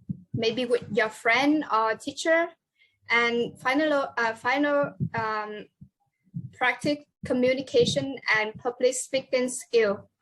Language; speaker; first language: English; non-native, learner; Vietnamese